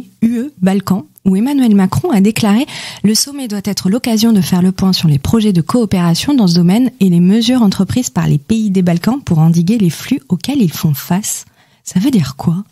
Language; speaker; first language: French; native; French